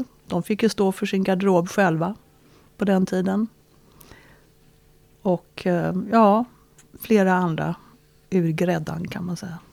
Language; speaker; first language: Swedish; native; Swedish